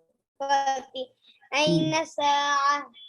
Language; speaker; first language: Arabic; non-native, learner; Urdu